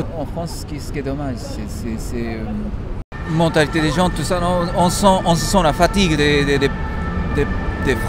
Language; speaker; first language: French; non-native, fluent; Japanese